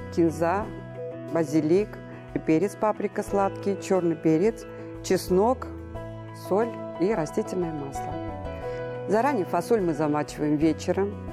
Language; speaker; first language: Russian; non-native, local second language; Armenian